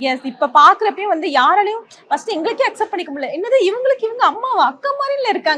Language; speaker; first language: Tamil; native; Tamil